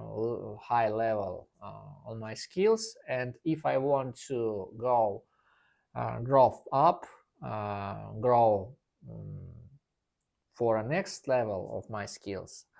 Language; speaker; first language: English; non-native, learner; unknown